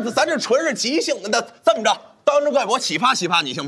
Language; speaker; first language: Chinese; native; Chinese